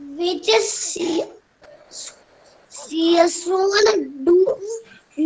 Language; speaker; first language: English; non-native, learner; Hindi